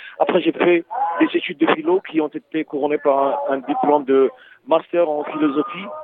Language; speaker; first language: French; non-native, local second language; Arabic